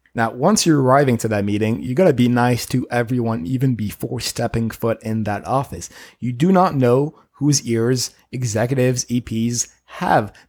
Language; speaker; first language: English; non-native, fluent; French